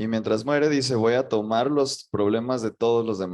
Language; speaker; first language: Spanish; native; Spanish